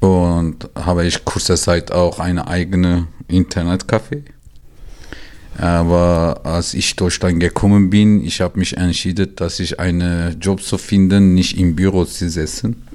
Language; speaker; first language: German; non-native, learner; Turkish